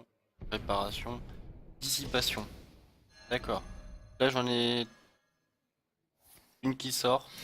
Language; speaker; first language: French; native; French